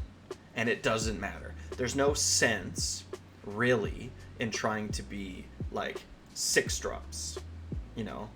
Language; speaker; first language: English; native; English